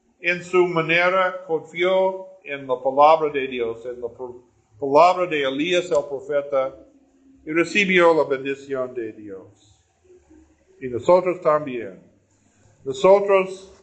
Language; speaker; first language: Spanish; non-native, learner; English